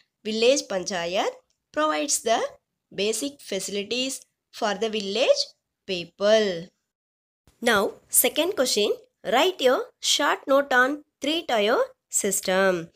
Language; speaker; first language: English; non-native, local second language; Tamil